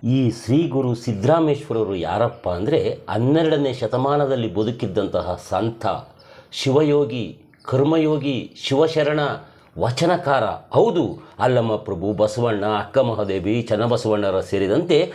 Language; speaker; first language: Kannada; native; Kannada